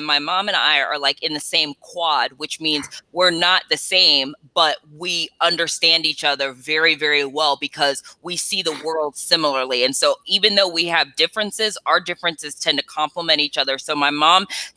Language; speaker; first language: English; native; English